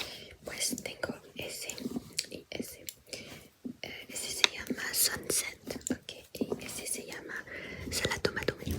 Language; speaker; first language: Spanish; non-native, fluent; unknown